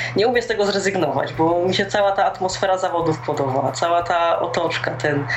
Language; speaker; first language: Polish; native; Polish